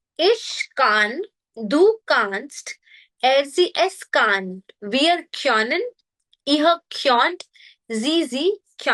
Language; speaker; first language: German; non-native, fluent; Hindi